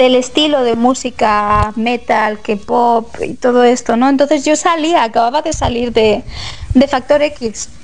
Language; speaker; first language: Spanish; native; Spanish